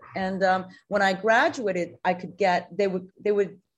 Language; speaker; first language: English; native; English